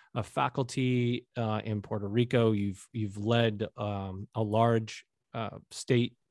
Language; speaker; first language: English; native; English